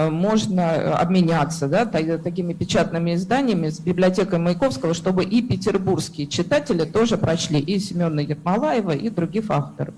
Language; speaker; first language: Russian; native; Russian